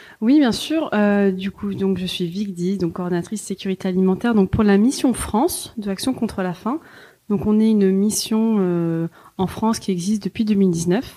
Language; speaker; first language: French; native; French